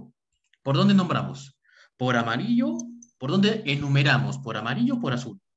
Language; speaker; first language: Spanish; native; Spanish